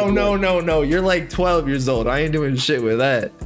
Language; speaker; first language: English; native; English